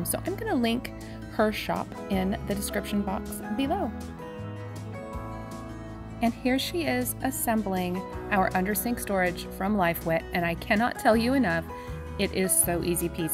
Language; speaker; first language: English; native; English